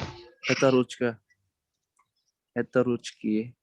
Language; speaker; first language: Russian; non-native, learner; Indonesian